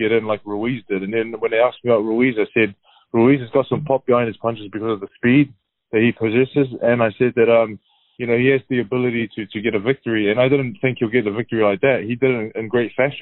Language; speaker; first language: English; native; English